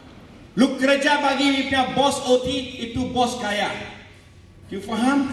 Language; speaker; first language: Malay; non-native, local second language; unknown